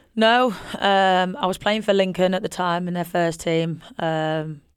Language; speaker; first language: English; native; English